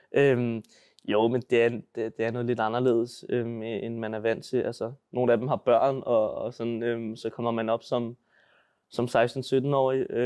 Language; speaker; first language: Danish; native; Danish